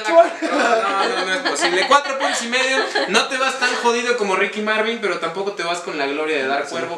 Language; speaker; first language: Spanish; native; Spanish